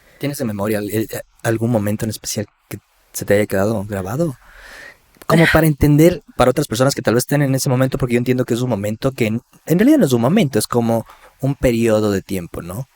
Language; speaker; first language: Spanish; native; Spanish